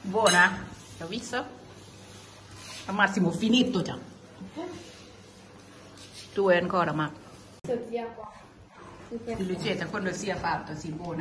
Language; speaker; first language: Italian; non-native, learner; Thai